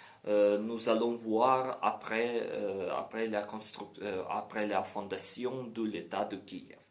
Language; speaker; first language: French; non-native, learner; Ukrainian